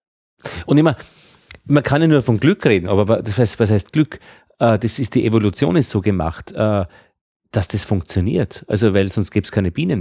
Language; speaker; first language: German; native; German